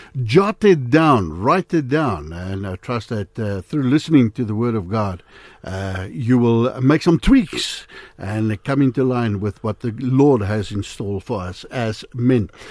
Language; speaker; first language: English; non-native, local second language; Afrikaans